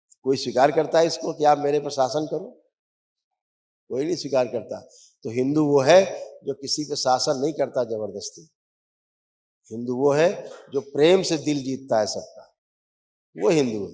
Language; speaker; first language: Hindi; native; Hindi